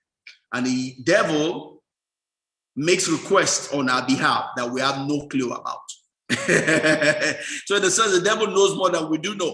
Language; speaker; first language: English; non-native, local second language; Yoruba